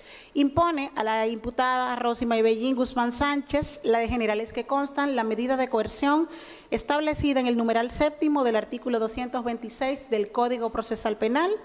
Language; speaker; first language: Spanish; native; Spanish